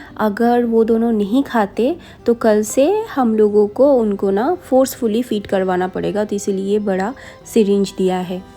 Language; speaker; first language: Hindi; non-native, local second language; Bangla